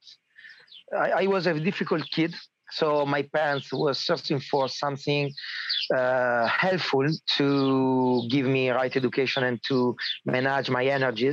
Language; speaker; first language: English; non-native, learner; Italian